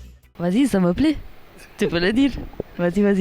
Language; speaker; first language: French; non-native, learner; Italian